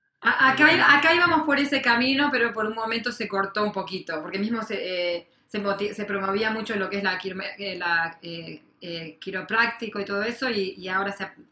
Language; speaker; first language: Spanish; native; Spanish